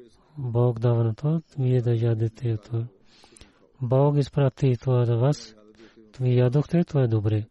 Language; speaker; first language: Bulgarian; non-native, learner; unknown